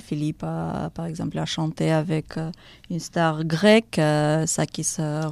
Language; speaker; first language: French; non-native, fluent; Russian